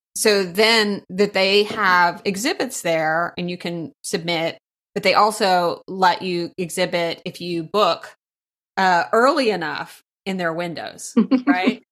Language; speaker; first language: English; native; English